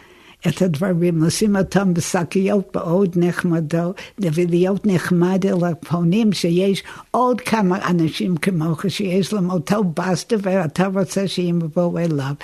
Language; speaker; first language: Hebrew; non-native, fluent; English